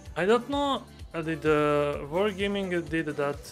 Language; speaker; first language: English; non-native, learner; Croatian